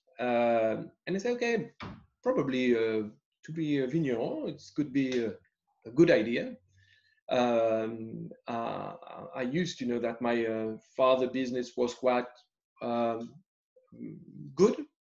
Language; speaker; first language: English; non-native, fluent; French